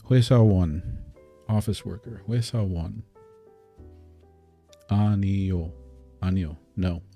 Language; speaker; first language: Korean; non-native, learner; English